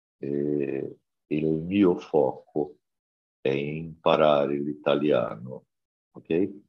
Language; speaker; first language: Italian; non-native, learner; Portuguese